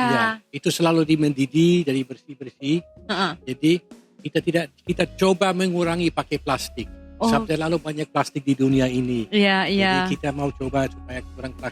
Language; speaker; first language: Indonesian; non-native, fluent; Dutch